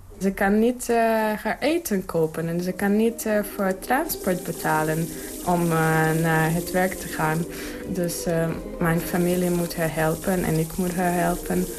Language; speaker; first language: Dutch; non-native, learner; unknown